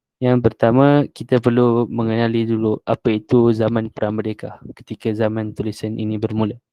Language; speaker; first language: Malay; native; Malay